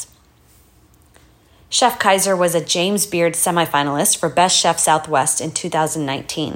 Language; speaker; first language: English; native; English